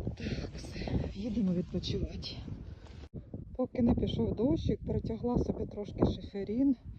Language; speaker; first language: Ukrainian; native; Ukrainian